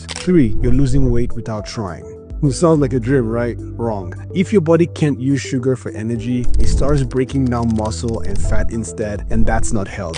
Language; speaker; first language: English; native; English